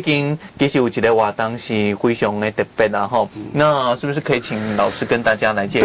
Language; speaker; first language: Chinese; native; Chinese